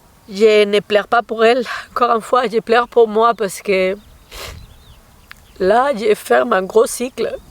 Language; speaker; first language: French; non-native, fluent; Spanish